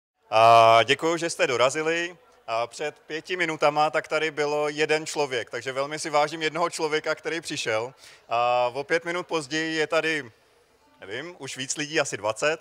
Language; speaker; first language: Czech; native; Czech